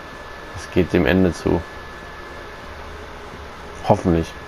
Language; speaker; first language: German; native; German